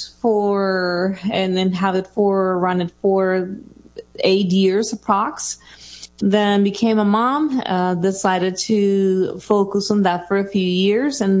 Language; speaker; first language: English; non-native, fluent; Spanish